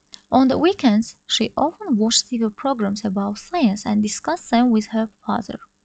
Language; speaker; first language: English; non-native, fluent; Azerbaijani